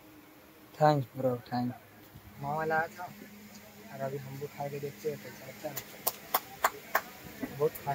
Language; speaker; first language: Hindi; non-native, local second language; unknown